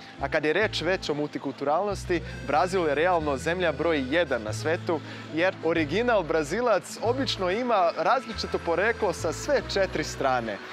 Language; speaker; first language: Serbian; non-native, fluent; Portuguese